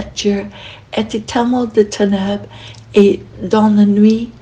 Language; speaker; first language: French; non-native, fluent; English